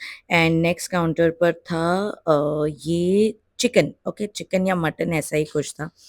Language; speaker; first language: Hindi; native; Hindi